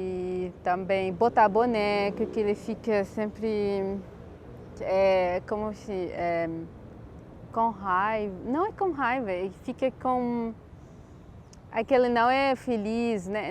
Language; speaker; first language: Portuguese; non-native, fluent; Arabic